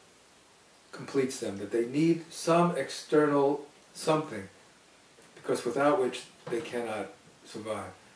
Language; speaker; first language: English; native; English